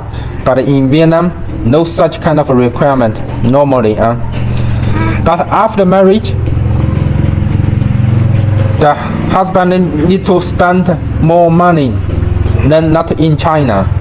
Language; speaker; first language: English; non-native, fluent; Chinese